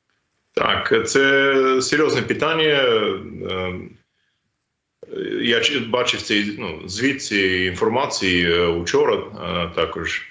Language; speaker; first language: Ukrainian; non-native, fluent; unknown